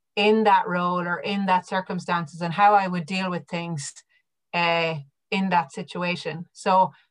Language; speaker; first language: English; native; English